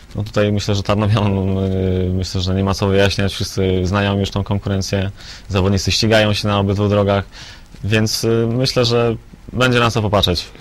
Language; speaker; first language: Polish; native; Polish